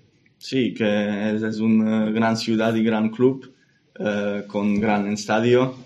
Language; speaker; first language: Spanish; non-native, fluent; English